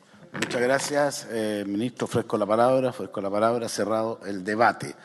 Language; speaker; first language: Spanish; native; Spanish